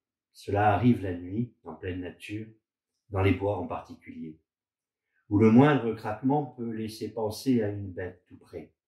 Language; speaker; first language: French; native; French